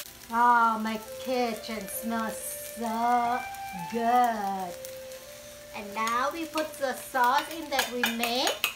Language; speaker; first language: English; non-native, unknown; Vietnamese